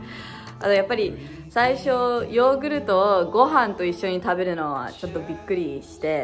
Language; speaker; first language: Japanese; early bilingual, heritage; English